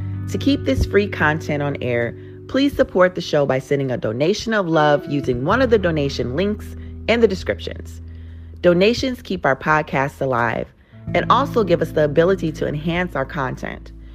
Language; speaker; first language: English; native; English